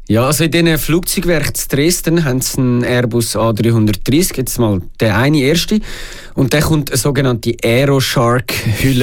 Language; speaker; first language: German; native; German